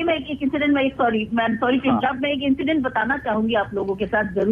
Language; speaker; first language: Hindi; non-native, local second language; Tamil